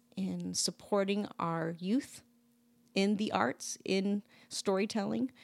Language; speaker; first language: English; native; English